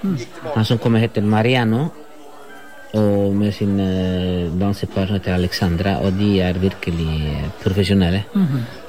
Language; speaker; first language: Norwegian; non-native, fluent; Spanish